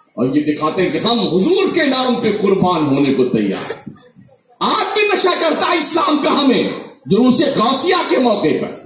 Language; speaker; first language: Urdu; native; Urdu